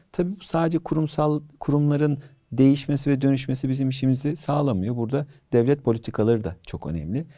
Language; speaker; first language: Turkish; native; Turkish